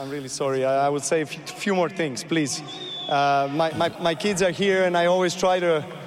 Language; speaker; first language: English; non-native, fluent; Serbian